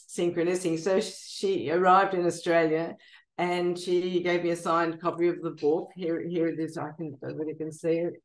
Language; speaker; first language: English; native; English